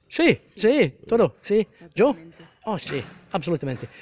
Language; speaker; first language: Spanish; non-native, learner; English